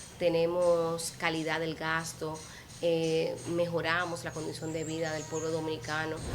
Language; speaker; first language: Spanish; native; Spanish